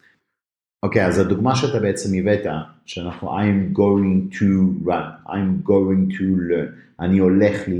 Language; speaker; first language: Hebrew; native; Hebrew